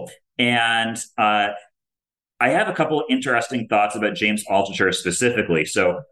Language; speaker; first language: English; native; English